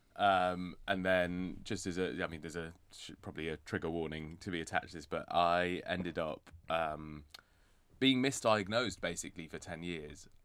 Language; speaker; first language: English; native; English